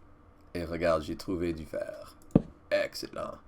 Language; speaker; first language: French; non-native, learner; English